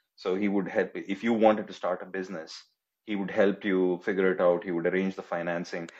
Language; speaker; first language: English; non-native, local second language; Telugu